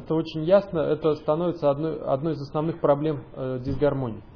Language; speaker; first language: Russian; native; Russian